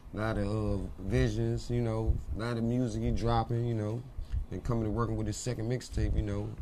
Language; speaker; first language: English; native; English